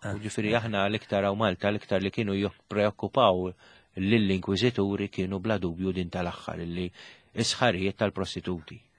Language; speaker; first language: Maltese; native; Maltese